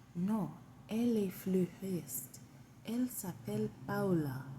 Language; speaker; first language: French; non-native, learner; English